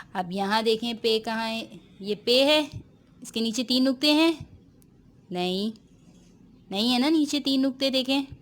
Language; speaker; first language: Urdu; native; Urdu